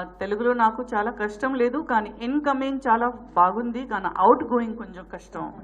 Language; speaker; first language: Telugu; non-native, learner; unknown